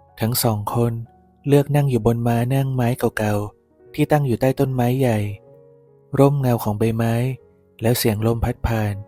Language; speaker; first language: Thai; native; Thai